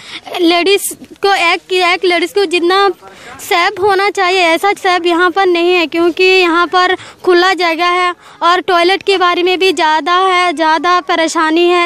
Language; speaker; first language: Hindi; non-native, learner; Rohingya